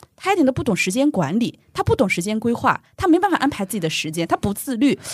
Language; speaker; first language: Chinese; native; Chinese